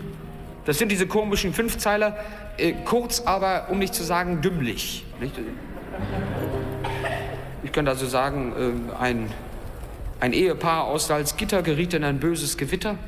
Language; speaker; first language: German; native; German